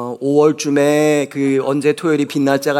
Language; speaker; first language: Korean; native; Korean